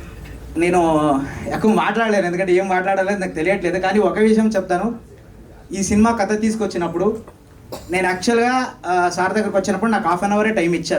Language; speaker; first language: Telugu; non-native, learner; Kannada